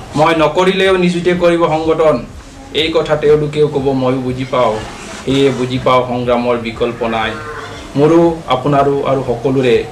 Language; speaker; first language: Assamese; non-native, local second language; Mising